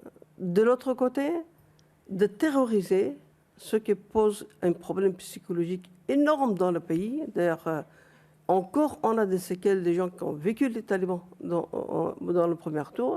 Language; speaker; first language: French; non-native, fluent; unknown